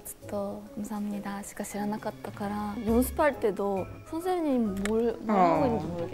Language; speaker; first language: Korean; non-native, learner; Japanese